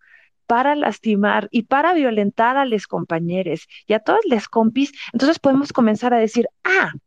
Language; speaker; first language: Spanish; native; Spanish